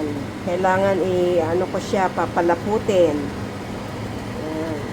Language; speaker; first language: Filipino; native; Filipino